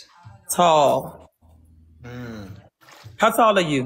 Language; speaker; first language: English; native; English